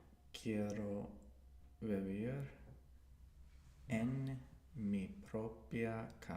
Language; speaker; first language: Spanish; non-native, learner; English